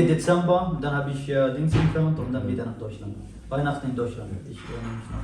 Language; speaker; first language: German; non-native, fluent; Arabic